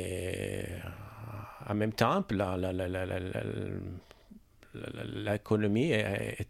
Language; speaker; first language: French; non-native, learner; Italian